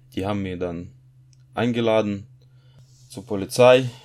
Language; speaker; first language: German; non-native, fluent; Russian